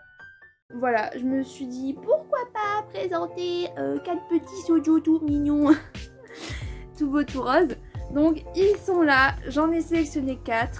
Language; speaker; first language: French; native; French